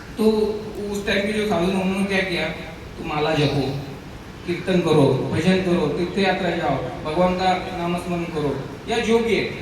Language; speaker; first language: Hindi; non-native, local second language; Marathi